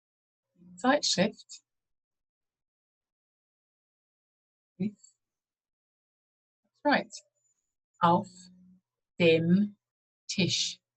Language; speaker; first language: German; non-native, fluent; English